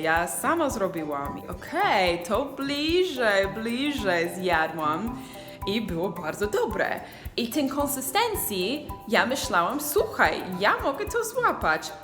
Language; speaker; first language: Polish; non-native, learner; English